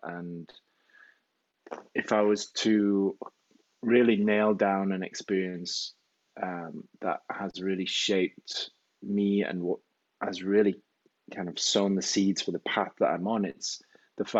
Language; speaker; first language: English; native; English